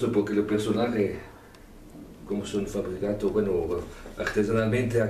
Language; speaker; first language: Spanish; non-native, fluent; Italian